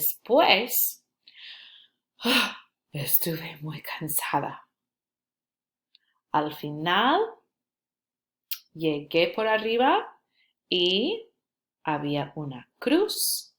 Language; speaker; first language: Spanish; non-native, fluent; English